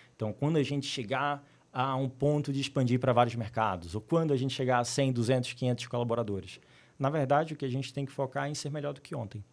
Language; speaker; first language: Portuguese; native; Portuguese